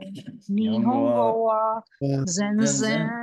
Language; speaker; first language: Japanese; non-native, learner; English